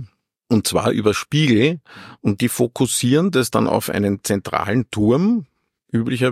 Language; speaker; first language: German; native; German